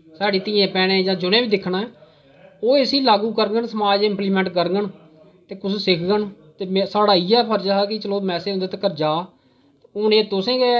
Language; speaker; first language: Punjabi; non-native, local second language; Dogri